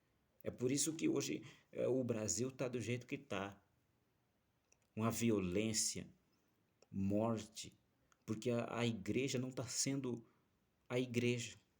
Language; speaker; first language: Portuguese; native; Portuguese